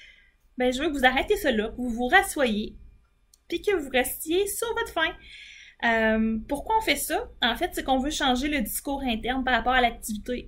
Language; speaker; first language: French; native; French